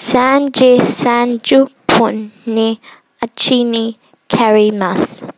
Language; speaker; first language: Japanese; non-native, learner; English